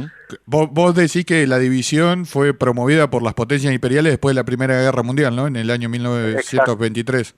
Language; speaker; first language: Spanish; native; Spanish